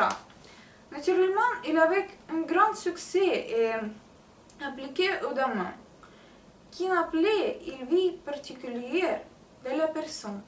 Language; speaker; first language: French; non-native, learner; Russian